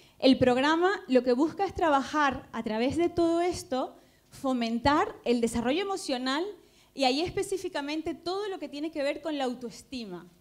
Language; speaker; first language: Spanish; native; Spanish